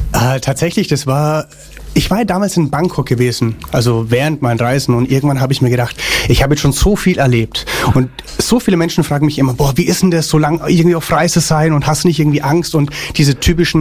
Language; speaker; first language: German; native; German